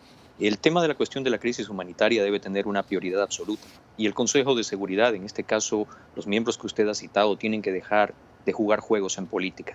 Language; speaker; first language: Spanish; native; Spanish